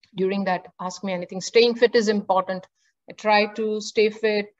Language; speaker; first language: English; non-native, local second language; Marathi